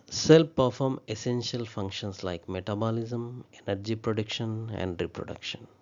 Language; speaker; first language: English; non-native, local second language; Telugu